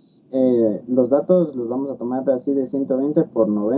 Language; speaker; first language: Spanish; native; Spanish